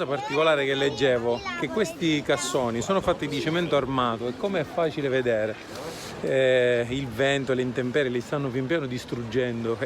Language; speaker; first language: Italian; native; Italian